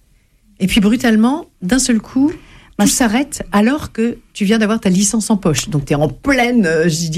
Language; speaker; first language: French; native; French